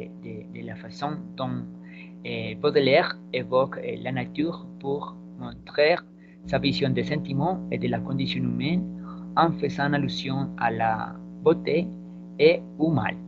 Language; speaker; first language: French; non-native, learner; Spanish